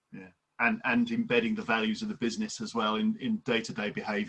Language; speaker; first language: English; native; English